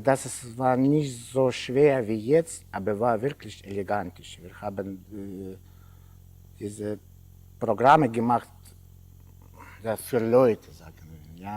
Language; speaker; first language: German; non-native, learner; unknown